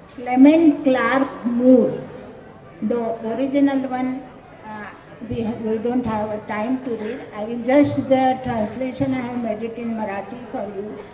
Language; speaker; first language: English; non-native, local second language; Marathi